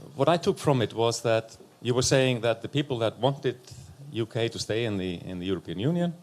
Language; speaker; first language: English; non-native, fluent; Icelandic